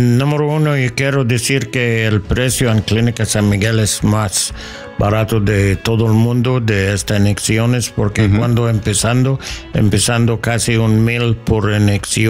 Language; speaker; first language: Spanish; non-native, learner; English